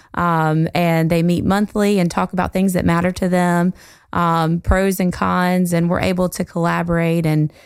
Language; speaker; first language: English; native; English